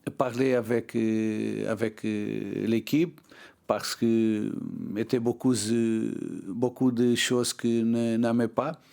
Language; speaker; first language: French; non-native, learner; Portuguese